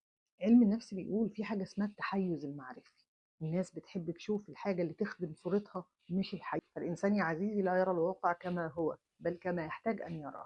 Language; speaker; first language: Arabic; native; Arabic